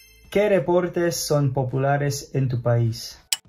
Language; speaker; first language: Spanish; non-native, fluent; English